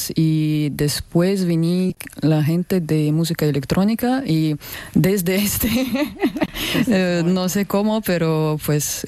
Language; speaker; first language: Spanish; non-native, learner; Russian